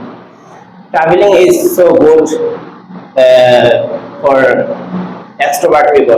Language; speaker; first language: English; non-native, learner; Bangla